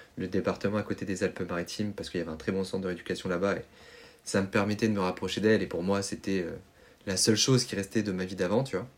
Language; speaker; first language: French; native; French